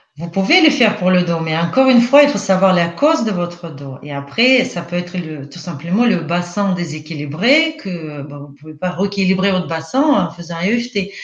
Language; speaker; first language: French; non-native, fluent; Russian